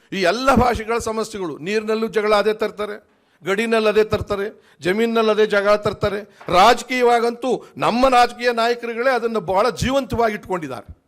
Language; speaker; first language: Kannada; native; Kannada